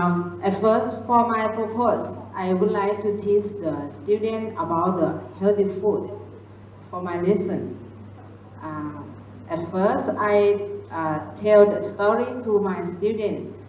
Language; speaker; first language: English; non-native, learner; Thai